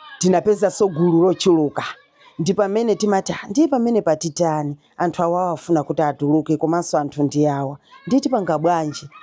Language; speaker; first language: Nyanja; native; Nyanja